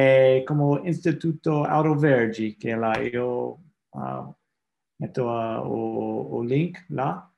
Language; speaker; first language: Portuguese; non-native, fluent; English